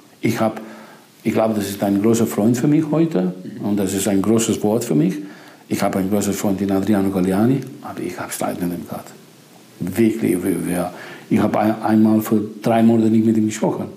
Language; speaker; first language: German; non-native, fluent; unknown